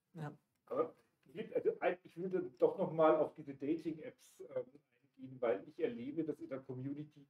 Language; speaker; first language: German; native; German